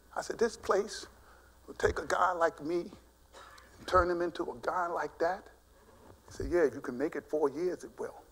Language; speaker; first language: English; native; English